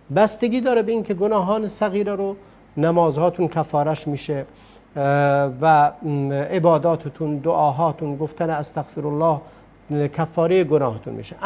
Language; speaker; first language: Persian; native; Persian